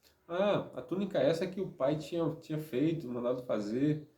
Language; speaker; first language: Portuguese; native; Portuguese